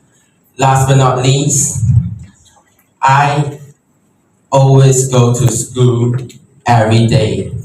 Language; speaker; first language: English; non-native, local second language; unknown